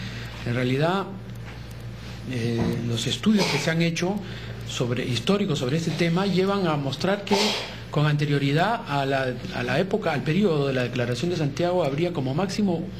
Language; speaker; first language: Spanish; native; Spanish